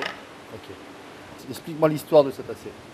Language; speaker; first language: French; native; French